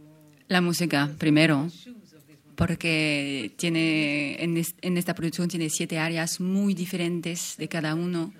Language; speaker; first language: Spanish; non-native, fluent; French